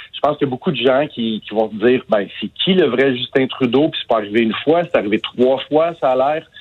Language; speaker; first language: French; native; French